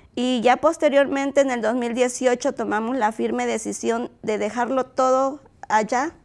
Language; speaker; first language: Spanish; native; Spanish